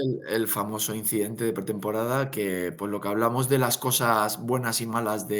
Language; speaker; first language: Spanish; native; Spanish